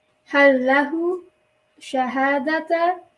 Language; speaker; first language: Arabic; non-native, learner; English